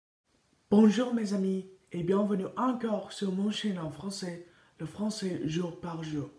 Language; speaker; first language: French; non-native, learner; Spanish